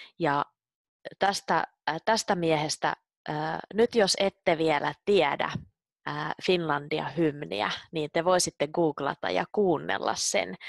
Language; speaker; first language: Finnish; native; Finnish